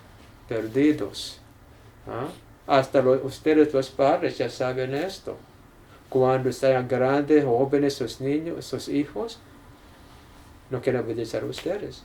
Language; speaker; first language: Spanish; non-native, learner; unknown